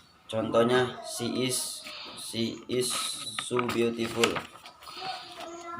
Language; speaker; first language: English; non-native, learner; Indonesian